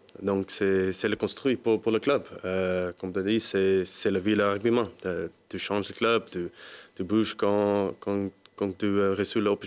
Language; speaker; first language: French; non-native, learner; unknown